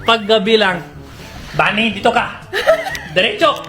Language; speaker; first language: Filipino; non-native, fluent; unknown